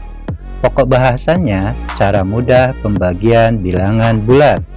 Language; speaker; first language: Indonesian; native; Indonesian